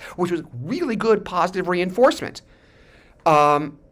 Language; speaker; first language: English; native; English